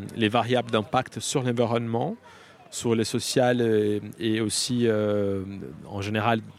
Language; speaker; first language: French; non-native, fluent; Portuguese